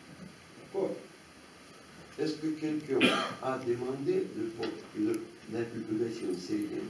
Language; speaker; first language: French; non-native, fluent; Russian